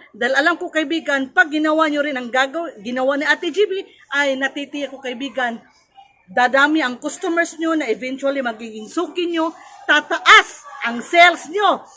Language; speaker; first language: Filipino; non-native, local second language; Cebuano